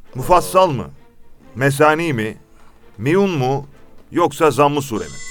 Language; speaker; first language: Turkish; native; Turkish